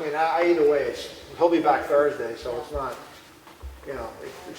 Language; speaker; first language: English; native; English